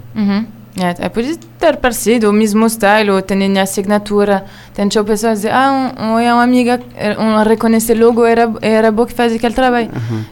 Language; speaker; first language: Portuguese; non-native, learner; Hebrew